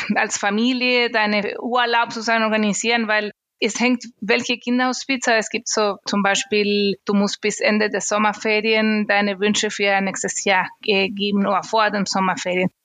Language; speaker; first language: German; non-native, fluent; Spanish